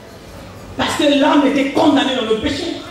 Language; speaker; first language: French; non-native, local second language; Lingala